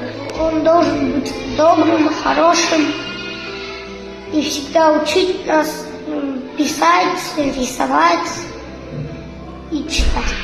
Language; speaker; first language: Russian; non-native, local second language; Kazakh